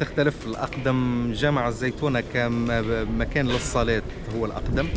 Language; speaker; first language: Arabic; native; Arabic